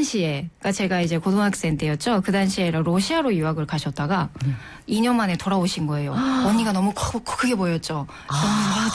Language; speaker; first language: Korean; non-native, fluent; Japanese